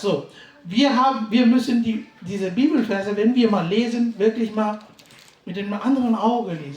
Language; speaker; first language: German; non-native, fluent; Tamil